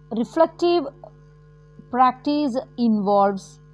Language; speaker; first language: English; non-native, local second language; Malayalam